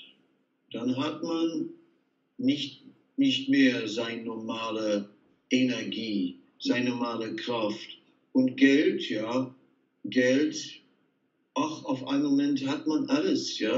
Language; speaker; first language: German; non-native, fluent; Dutch